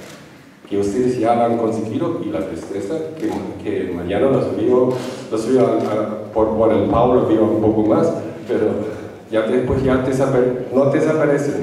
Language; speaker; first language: Spanish; non-native, fluent; German